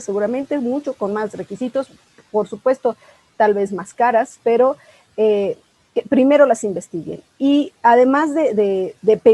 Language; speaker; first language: Spanish; native; Spanish